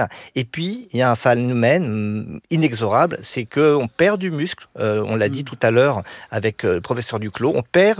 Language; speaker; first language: French; native; French